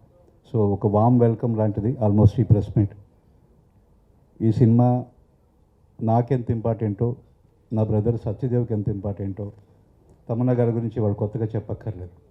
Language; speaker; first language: Telugu; native; Telugu